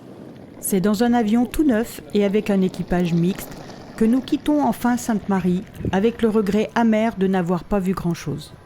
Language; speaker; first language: French; native; French